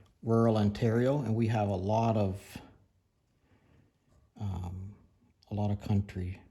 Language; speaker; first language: English; native; English